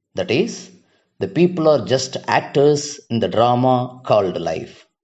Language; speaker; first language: English; non-native, local second language; Tamil